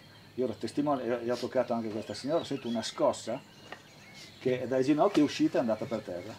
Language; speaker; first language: Italian; native; Italian